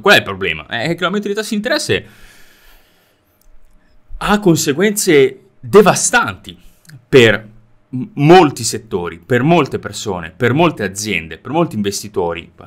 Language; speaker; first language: Italian; native; Italian